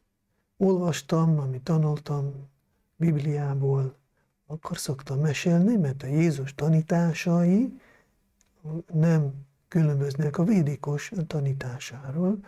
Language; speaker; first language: Hungarian; non-native, local second language; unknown